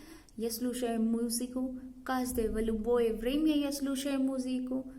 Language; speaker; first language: Russian; non-native, learner; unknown